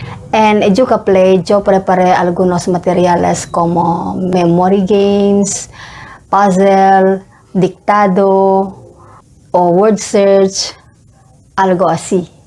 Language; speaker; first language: Spanish; non-native, fluent; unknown